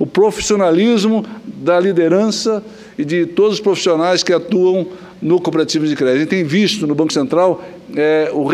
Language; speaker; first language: Portuguese; native; Portuguese